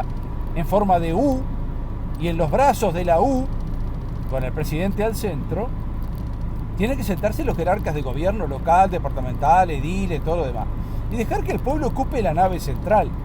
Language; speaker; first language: Spanish; native; Spanish